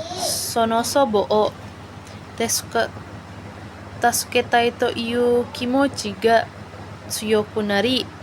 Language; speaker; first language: Japanese; non-native, learner; Indonesian